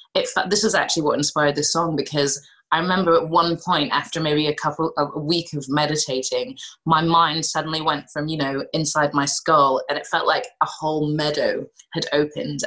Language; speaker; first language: English; native; English